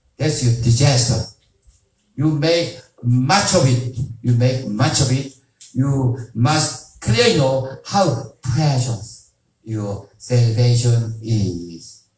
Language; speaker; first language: English; non-native, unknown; Korean